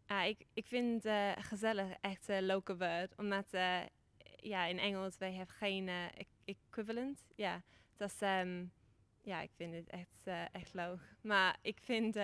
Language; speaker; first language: Dutch; non-native, learner; English